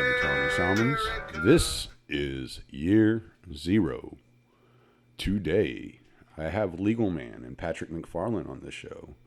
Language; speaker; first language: English; native; English